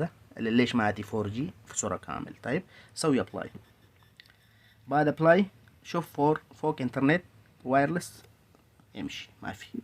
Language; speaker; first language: Arabic; non-native, learner; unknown